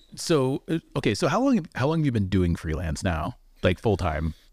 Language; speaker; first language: English; native; English